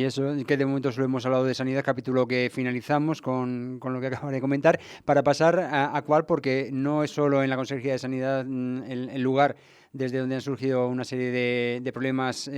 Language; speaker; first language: Spanish; native; Spanish